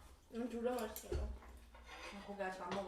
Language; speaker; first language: Korean; early bilingual, heritage; Korean